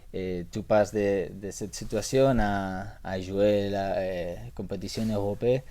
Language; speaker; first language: French; non-native, learner; Spanish